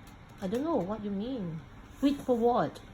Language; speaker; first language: English; non-native, local second language; Cantonese